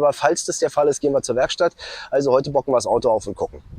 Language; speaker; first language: German; native; German